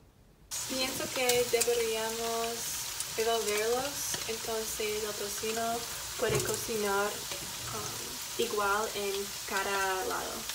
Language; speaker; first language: Spanish; non-native, learner; English